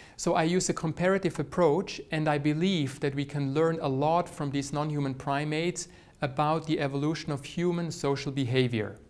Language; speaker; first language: English; non-native, fluent; Swiss German